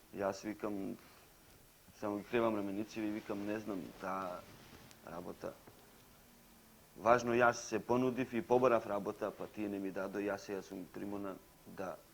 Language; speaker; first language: Macedonian; native; Macedonian